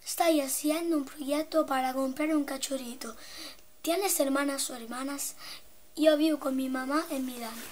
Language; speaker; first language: Spanish; non-native, learner; Italian